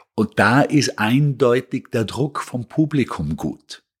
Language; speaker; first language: German; native; German